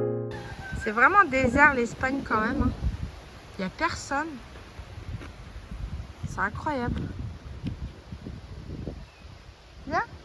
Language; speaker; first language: French; native; French